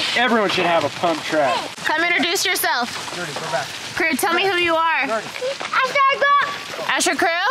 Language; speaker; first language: English; native; English